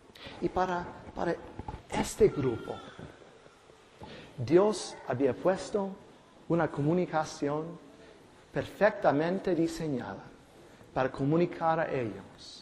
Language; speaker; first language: Spanish; non-native, fluent; English